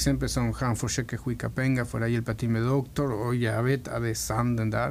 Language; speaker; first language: Swedish; non-native, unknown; Spanish